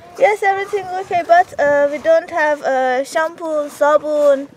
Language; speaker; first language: English; non-native, learner; Persian